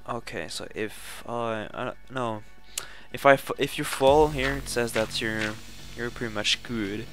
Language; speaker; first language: English; non-native, fluent; Swedish